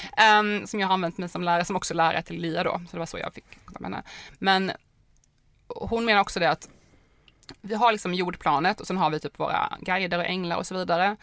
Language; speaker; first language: Swedish; native; Swedish